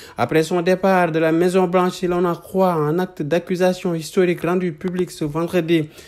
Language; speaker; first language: French; non-native, local second language; Wolof